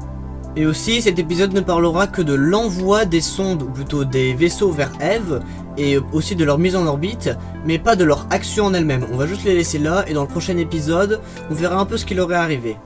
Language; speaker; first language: French; native; French